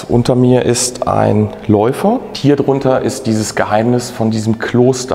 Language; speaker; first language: German; native; German